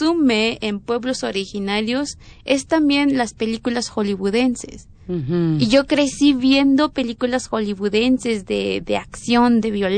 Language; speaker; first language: Spanish; native; Spanish